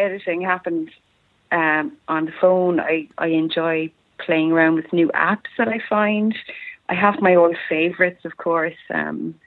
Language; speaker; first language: English; native; English